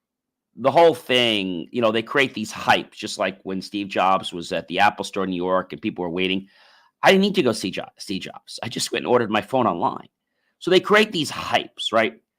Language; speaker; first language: English; native; English